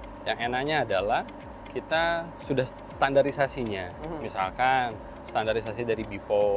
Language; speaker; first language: Indonesian; native; Indonesian